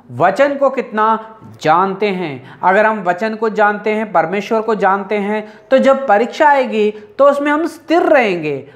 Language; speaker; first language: Hindi; non-native, local second language; Telugu